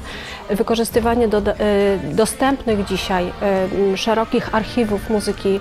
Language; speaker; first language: Polish; native; Polish